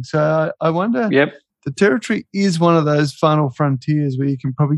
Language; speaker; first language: English; native; English